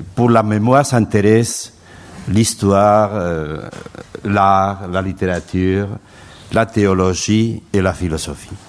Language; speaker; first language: French; non-native, fluent; Spanish